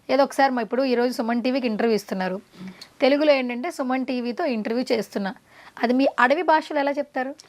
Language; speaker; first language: Telugu; native; Telugu